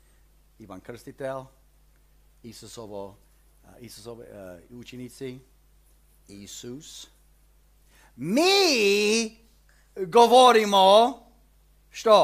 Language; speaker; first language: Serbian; early bilingual, heritage; Serbian